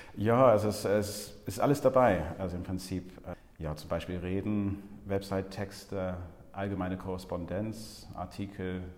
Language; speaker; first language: German; non-native, fluent; English